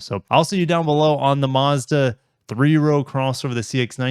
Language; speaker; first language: English; native; English